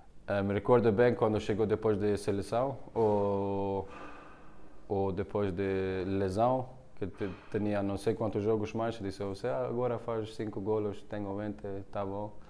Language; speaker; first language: Portuguese; non-native, learner; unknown